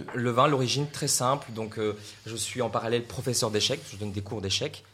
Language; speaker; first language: French; non-native, fluent; Russian